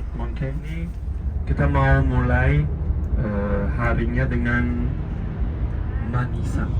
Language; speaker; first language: Indonesian; non-native, fluent; Turkish